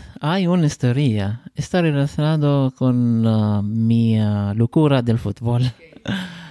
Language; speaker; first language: Spanish; non-native, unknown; Arabic